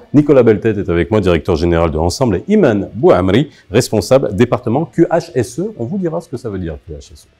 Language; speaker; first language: French; non-native, local second language; Arabic